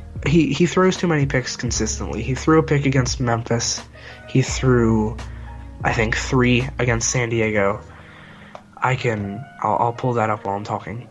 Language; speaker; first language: English; native; English